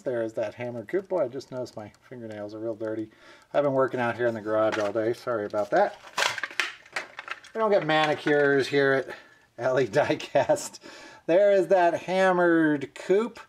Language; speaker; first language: English; native; English